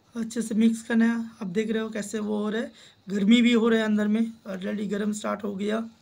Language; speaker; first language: Hindi; non-native, local second language; Bangla